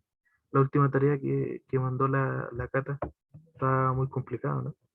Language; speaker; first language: Spanish; native; Spanish